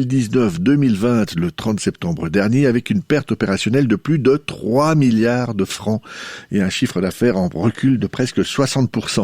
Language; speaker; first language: French; native; French